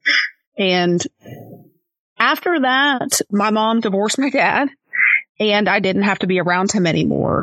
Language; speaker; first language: English; native; English